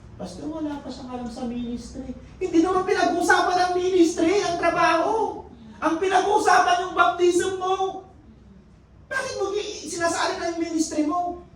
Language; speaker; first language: Filipino; non-native, local second language; Iloko